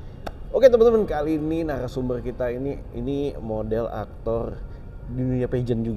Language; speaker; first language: Indonesian; native; Indonesian